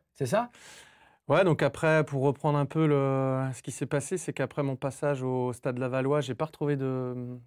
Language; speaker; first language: French; native; French